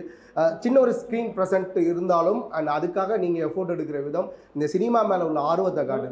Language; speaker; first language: Tamil; native; Tamil